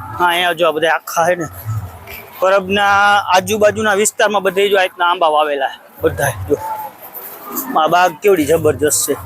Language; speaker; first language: Gujarati; native; Gujarati